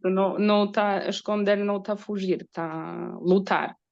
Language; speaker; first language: Portuguese; non-native, learner; Polish